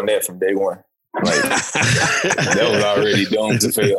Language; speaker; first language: English; native; English